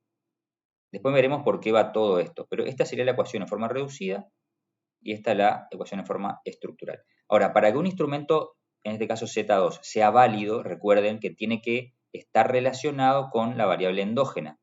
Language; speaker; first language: Spanish; native; Spanish